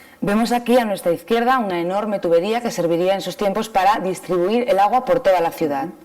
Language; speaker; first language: Spanish; native; Spanish